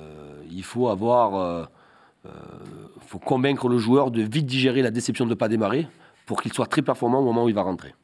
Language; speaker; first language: French; native; French